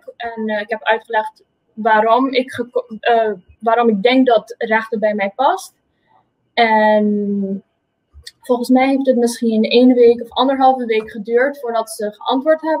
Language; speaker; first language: Dutch; non-native, local second language; Papiamento